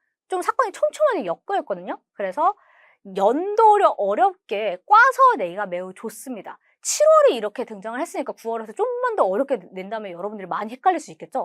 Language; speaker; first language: Korean; native; Korean